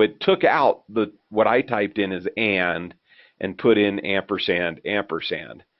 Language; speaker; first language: English; native; English